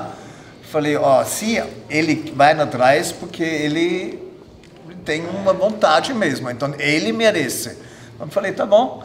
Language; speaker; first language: Portuguese; non-native, fluent; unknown